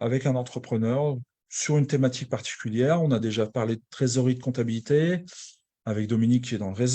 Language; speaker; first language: French; native; French